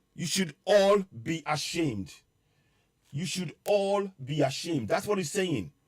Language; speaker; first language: English; non-native, local second language; Yoruba